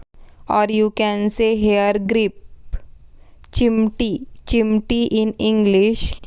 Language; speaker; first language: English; non-native, local second language; Hindi